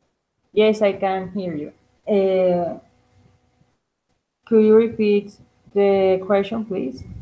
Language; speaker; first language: English; non-native, learner; Spanish